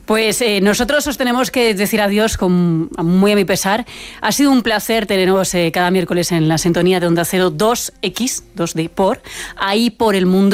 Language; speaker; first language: Spanish; native; Spanish